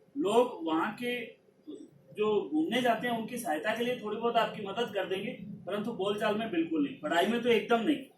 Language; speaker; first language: Hindi; non-native, local second language; Punjabi